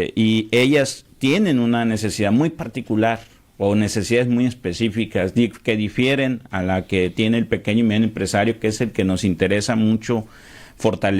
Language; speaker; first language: Spanish; native; Spanish